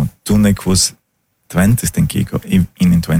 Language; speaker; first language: Dutch; non-native, fluent; Portuguese